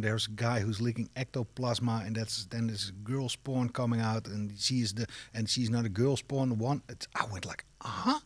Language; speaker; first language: English; non-native, fluent; Dutch